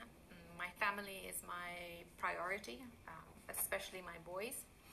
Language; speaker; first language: English; native; English